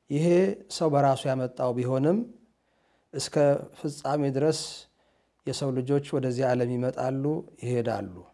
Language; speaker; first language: Amharic; native; Amharic